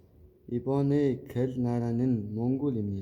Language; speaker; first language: Korean; non-native, learner; Mongolian